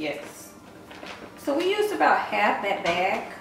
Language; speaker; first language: English; native; English